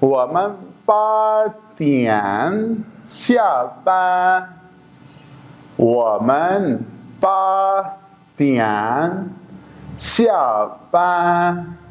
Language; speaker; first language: Chinese; non-native, fluent; Urdu